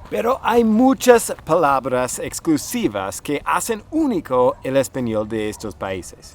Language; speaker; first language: Spanish; non-native, fluent; English